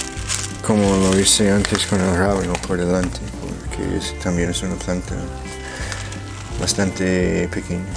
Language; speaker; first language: Spanish; non-native, fluent; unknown